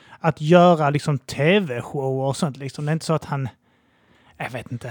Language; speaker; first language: Swedish; native; Swedish